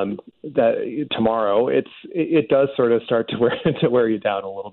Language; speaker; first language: English; native; English